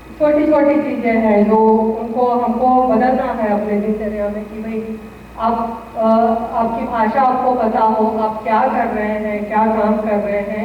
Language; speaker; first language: Hindi; native; Hindi